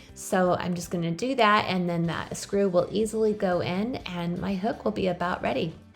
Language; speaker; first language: English; native; English